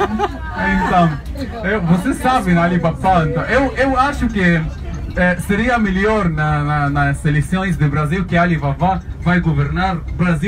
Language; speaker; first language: Portuguese; non-native, learner; Arabic